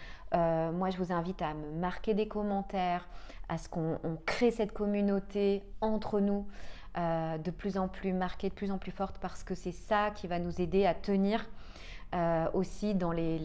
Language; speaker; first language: French; native; French